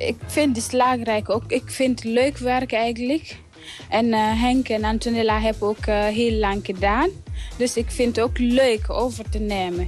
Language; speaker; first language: Dutch; non-native, learner; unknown